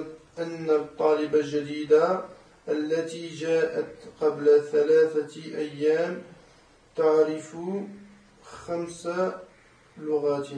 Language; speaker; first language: Arabic; non-native, learner; French